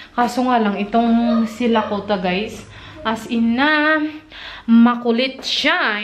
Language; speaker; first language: Filipino; native; Filipino